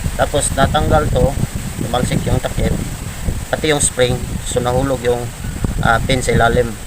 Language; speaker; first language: Filipino; non-native, local second language; Cebuano